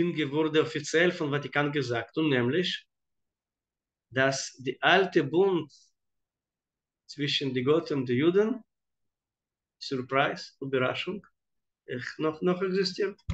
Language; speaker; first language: German; non-native, fluent; Hebrew